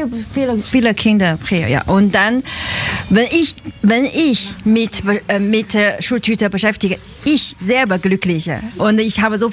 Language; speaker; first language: German; non-native, learner; Chinese